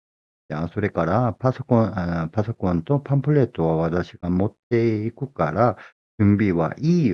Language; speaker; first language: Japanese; non-native, fluent; Korean